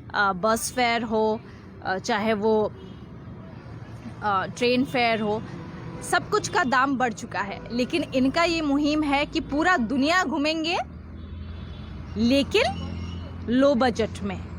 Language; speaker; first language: Hindi; native; Hindi